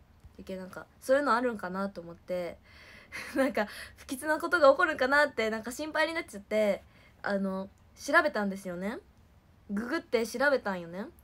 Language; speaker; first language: Japanese; native; Japanese